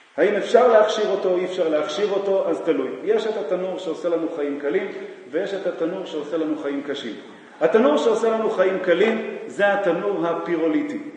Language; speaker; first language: Hebrew; native; Hebrew